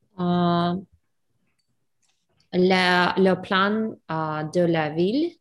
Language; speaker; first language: French; non-native, learner; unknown